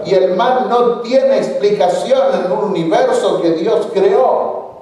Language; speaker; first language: Spanish; native; Spanish